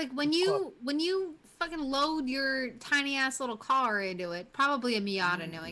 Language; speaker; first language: English; native; English